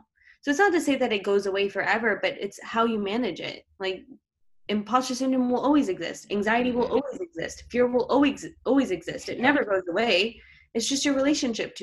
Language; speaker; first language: English; native; English